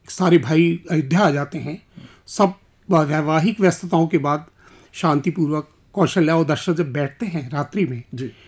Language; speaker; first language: Hindi; native; Hindi